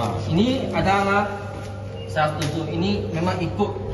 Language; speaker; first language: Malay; non-native, local second language; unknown